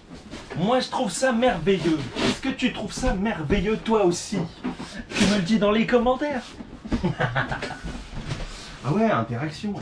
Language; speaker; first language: French; native; French